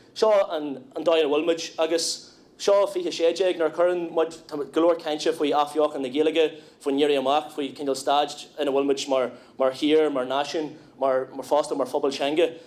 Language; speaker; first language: Irish; non-native, local second language; English